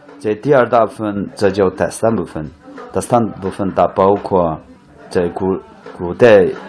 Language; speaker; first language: Chinese; non-native, local second language; Uyghur